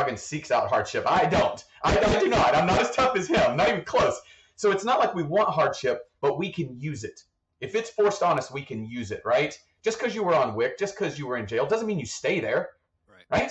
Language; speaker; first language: English; native; English